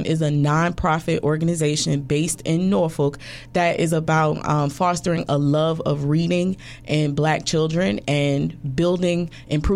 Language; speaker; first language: English; native; English